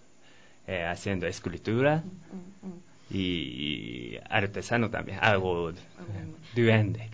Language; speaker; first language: Spanish; non-native, learner; Japanese